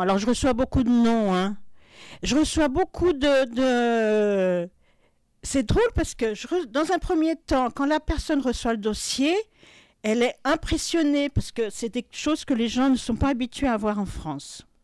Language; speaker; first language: French; non-native, fluent; Portuguese